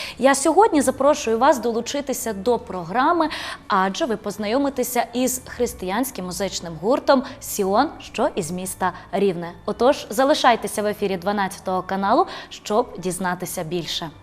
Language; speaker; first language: Ukrainian; native; Ukrainian